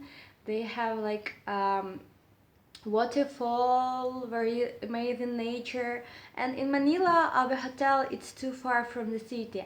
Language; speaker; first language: English; non-native, learner; Russian